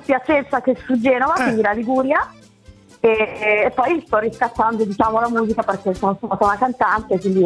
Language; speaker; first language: Italian; native; Italian